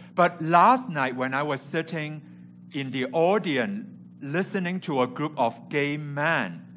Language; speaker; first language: English; non-native, local second language; Cantonese